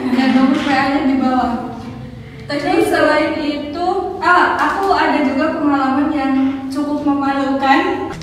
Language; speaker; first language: Indonesian; native; Indonesian